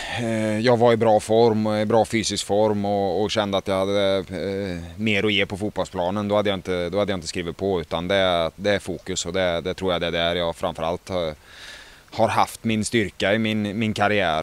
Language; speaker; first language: Swedish; native; Swedish